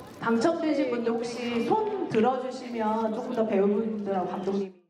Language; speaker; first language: Korean; native; Korean